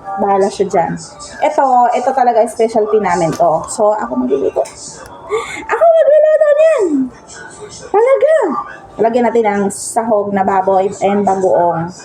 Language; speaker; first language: Filipino; non-native, local second language; Hiligaynon